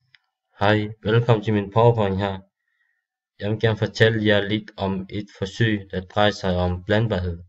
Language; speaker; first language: Danish; non-native, learner; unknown